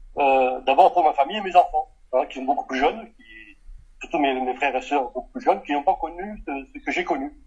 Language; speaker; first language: French; early bilingual, other home language; Portuguese